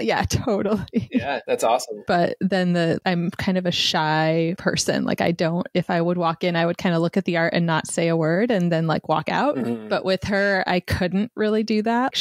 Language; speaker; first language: English; native; English